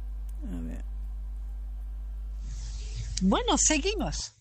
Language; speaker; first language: Spanish; non-native, local second language; German